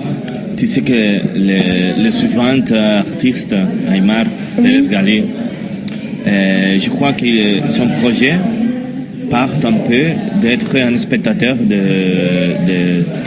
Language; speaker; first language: French; non-native, learner; Spanish